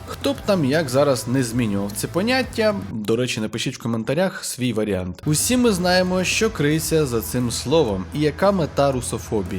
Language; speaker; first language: Ukrainian; native; Ukrainian